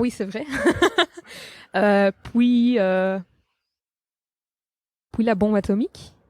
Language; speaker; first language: French; non-native, local second language; Dutch